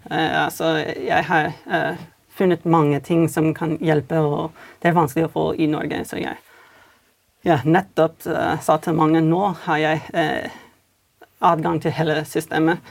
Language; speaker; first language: Norwegian; non-native, fluent; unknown